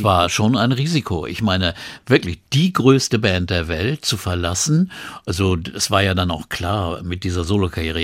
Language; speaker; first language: German; native; German